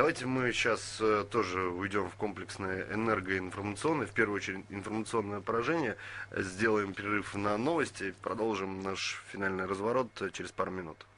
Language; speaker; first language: Russian; native; Russian